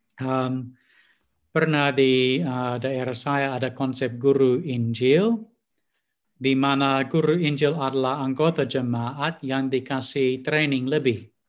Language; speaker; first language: Indonesian; non-native, fluent; English